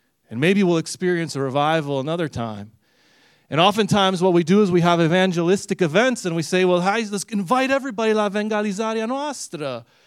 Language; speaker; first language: English; early bilingual, other home language; Romanian